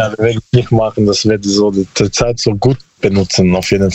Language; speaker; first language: German; non-native, learner; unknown